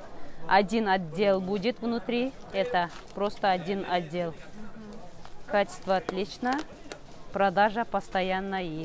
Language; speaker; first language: Russian; non-native, learner; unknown